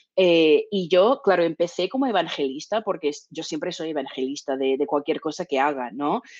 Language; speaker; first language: Spanish; non-native, fluent; English